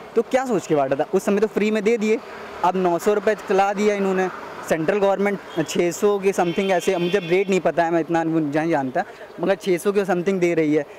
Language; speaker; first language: Hindi; native; Hindi